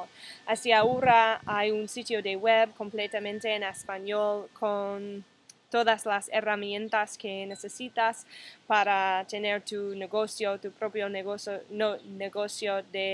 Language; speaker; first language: Spanish; non-native, fluent; English